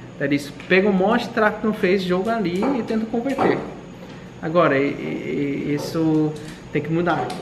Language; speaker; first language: Portuguese; non-native, fluent; English